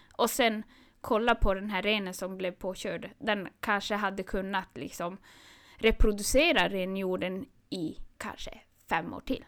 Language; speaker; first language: Swedish; non-native, local second language; Northern Sami